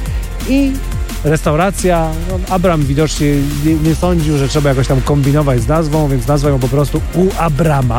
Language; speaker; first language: Polish; native; Polish